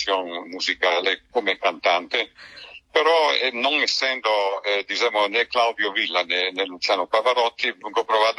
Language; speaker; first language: Italian; non-native, fluent; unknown